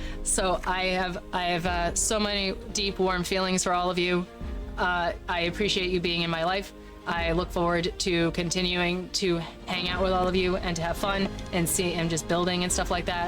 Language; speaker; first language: English; native; English